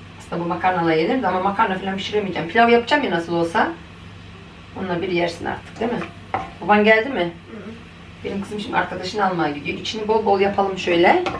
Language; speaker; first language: Turkish; native; Turkish